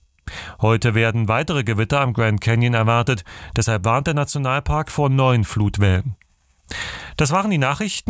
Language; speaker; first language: German; native; German